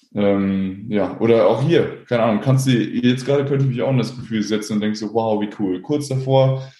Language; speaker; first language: German; native; German